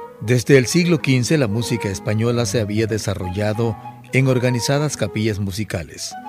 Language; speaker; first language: Spanish; native; Spanish